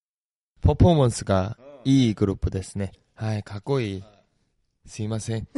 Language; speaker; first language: Japanese; non-native, learner; Korean